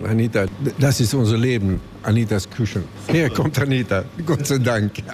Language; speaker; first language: German; non-native, learner; Swedish